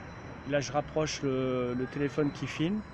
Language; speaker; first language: French; native; French